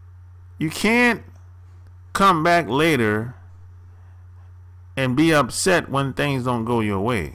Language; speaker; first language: English; native; English